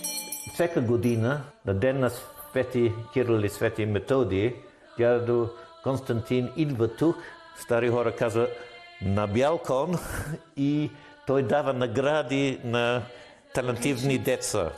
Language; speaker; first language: Bulgarian; non-native, learner; English